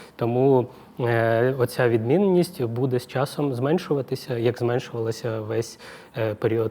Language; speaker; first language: Ukrainian; non-native, local second language; Russian